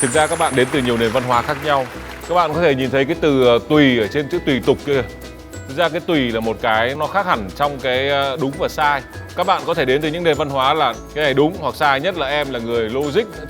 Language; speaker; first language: Vietnamese; native; Vietnamese